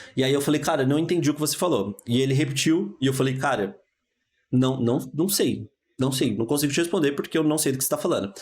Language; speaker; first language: Portuguese; native; Portuguese